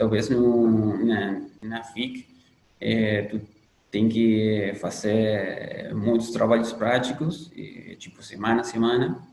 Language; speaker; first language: Portuguese; non-native, fluent; Spanish